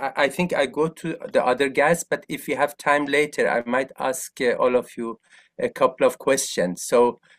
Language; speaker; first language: English; non-native, fluent; Persian